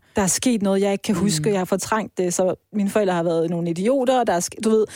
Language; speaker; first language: Danish; early bilingual, other home language; Persian